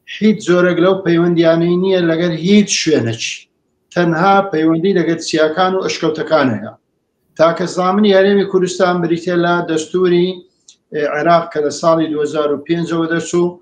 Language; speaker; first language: Central Kurdish; native; Central Kurdish